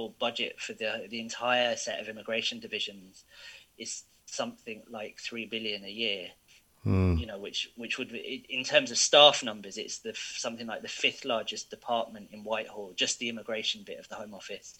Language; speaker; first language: English; native; English